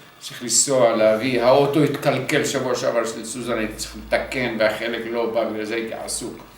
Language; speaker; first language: Hebrew; early bilingual, other home language; Arabic